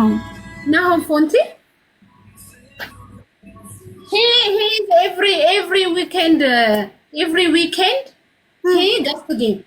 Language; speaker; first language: English; non-native, learner; Amharic